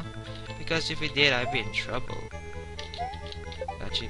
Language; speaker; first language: English; native; English